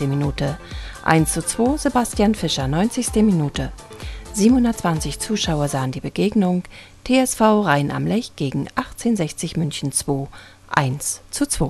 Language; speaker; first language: German; native; German